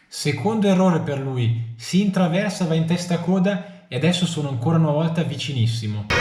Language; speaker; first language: Italian; native; Italian